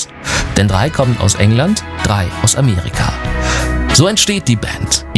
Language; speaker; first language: German; native; German